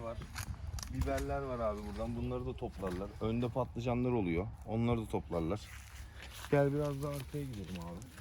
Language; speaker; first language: Turkish; early bilingual, heritage; Turkish